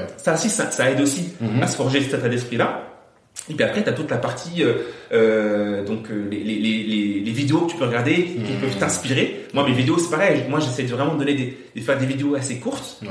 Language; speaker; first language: French; native; French